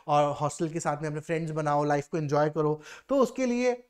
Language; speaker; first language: Hindi; native; Hindi